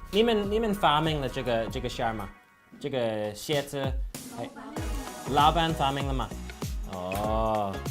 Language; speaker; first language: Chinese; non-native, learner; English